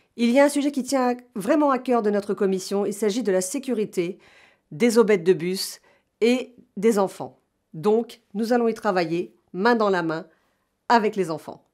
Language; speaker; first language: French; native; French